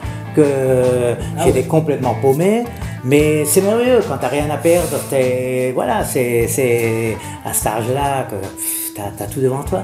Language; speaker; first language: French; native; French